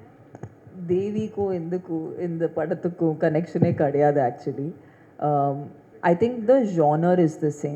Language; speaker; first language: Tamil; non-native, fluent; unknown